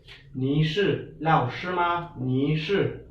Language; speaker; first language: Chinese; non-native, fluent; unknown